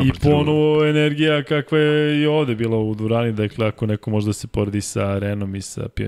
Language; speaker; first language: Serbian; native; Serbian